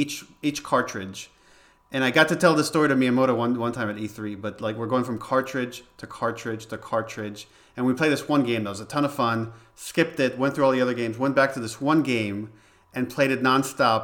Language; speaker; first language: English; non-native, fluent; Hebrew